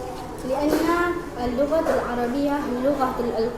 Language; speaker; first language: Arabic; non-native, learner; Indonesian